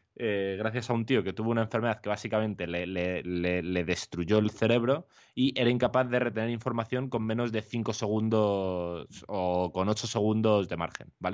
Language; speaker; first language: Spanish; native; Spanish